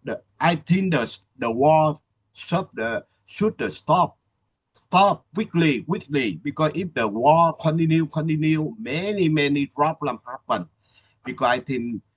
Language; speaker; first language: English; non-native, learner; Vietnamese